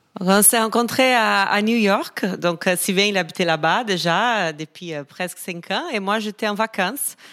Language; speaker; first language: French; non-native, fluent; Portuguese